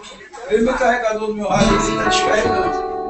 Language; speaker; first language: Portuguese; native; Portuguese